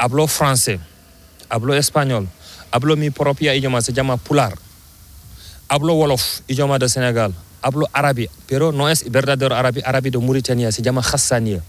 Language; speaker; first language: Spanish; non-native, learner; Fula